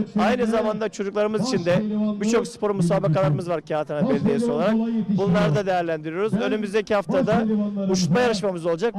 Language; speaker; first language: Turkish; native; Turkish